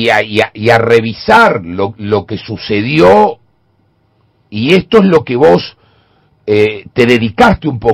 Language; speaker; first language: Spanish; native; Spanish